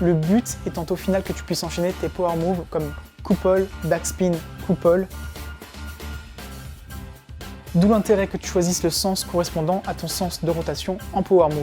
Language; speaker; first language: French; native; French